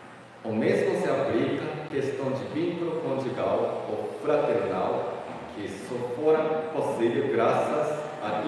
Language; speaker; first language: Portuguese; non-native, fluent; Japanese